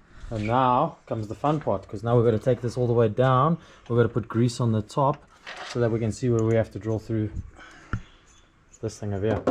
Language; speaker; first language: English; native; English